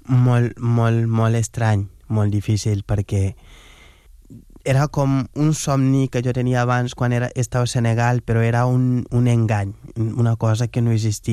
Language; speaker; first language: Catalan; non-native, fluent; Wolof